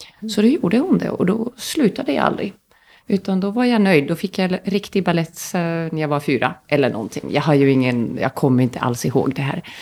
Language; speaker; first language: Swedish; native; Swedish